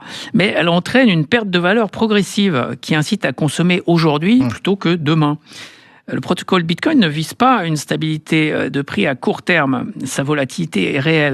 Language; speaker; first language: French; native; French